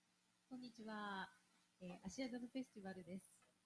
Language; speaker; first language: Japanese; native; Japanese